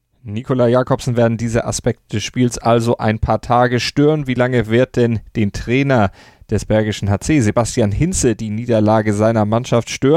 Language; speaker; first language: German; native; German